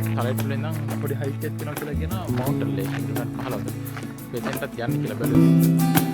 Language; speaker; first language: Sinhala; native; Sinhala